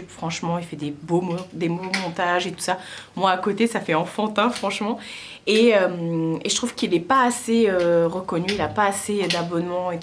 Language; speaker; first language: French; native; French